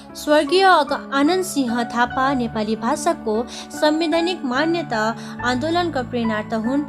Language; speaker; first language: Nepali; native; Nepali